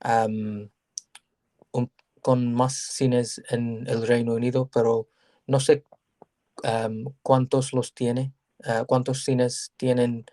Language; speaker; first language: Spanish; non-native, learner; English